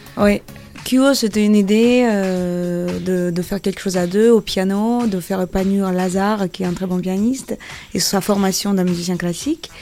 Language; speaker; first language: French; non-native, fluent; Russian